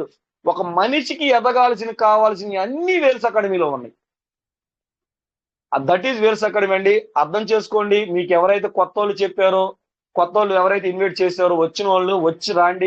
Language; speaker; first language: Telugu; native; Telugu